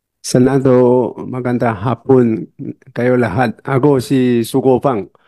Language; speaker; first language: Filipino; non-native, learner; Chinese